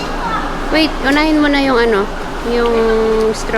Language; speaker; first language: Filipino; native; Filipino